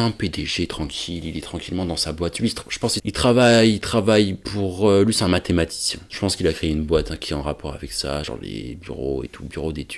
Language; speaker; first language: French; native; French